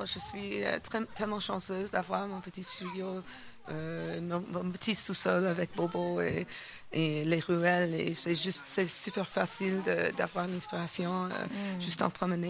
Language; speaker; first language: French; non-native, fluent; English